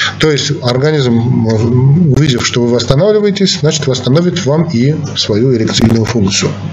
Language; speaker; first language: Russian; non-native, local second language; Armenian